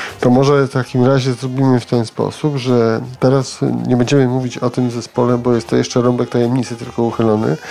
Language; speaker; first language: Polish; native; Polish